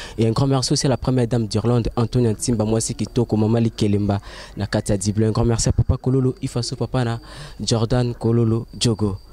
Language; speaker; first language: French; non-native, local second language; Lingala